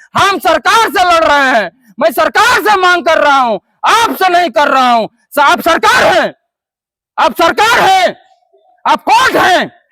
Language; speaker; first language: Hindi; non-native, local second language; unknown